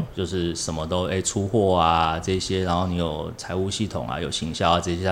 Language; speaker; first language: Chinese; native; Chinese